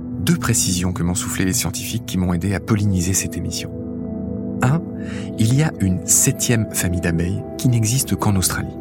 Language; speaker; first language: French; native; French